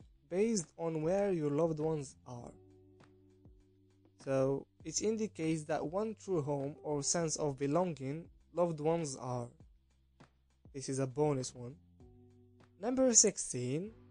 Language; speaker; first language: English; non-native, fluent; Arabic